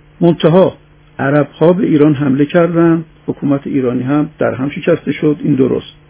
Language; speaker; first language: Persian; native; Persian